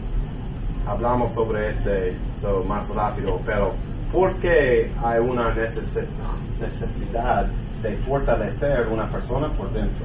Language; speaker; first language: Spanish; non-native, learner; English